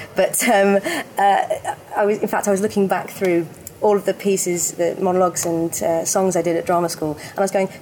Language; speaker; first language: English; native; English